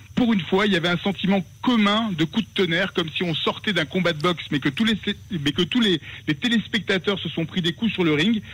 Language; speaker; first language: French; native; French